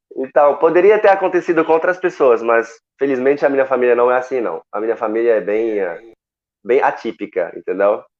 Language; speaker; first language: Portuguese; non-native, fluent; Arabic